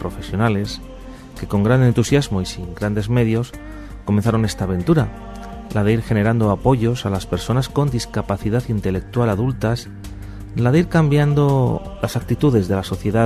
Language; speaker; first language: Spanish; native; Spanish